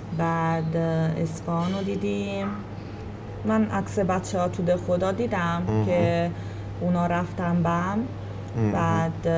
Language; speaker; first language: Persian; non-native, learner; Italian